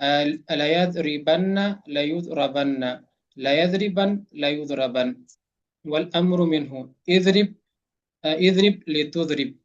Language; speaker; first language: Arabic; non-native, learner; Urdu